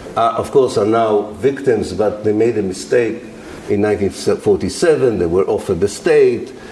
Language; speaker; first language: English; non-native, fluent; Arabic